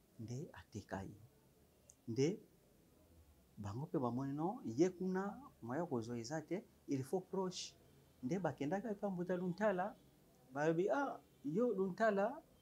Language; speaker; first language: Lingala; non-native, local second language; Kongo